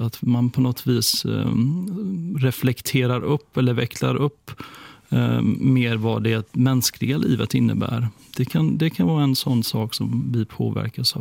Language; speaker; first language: Swedish; native; Swedish